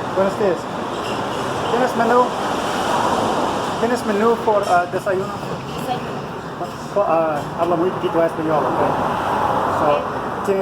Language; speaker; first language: Spanish; non-native, learner; English